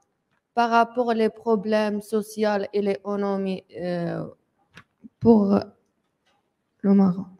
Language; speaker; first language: French; non-native, local second language; Arabic